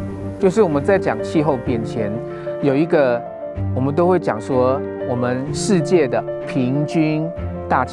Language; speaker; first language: Chinese; native; Chinese